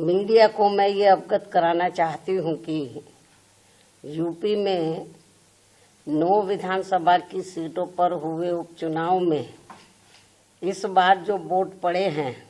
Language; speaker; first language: Hindi; native; Hindi